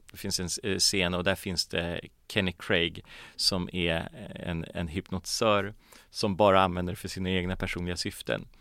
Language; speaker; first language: Swedish; early bilingual, other home language; Polish